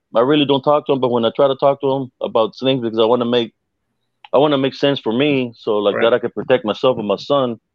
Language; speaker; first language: English; native; English